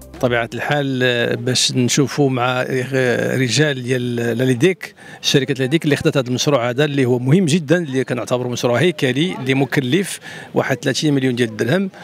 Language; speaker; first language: Arabic; native; Arabic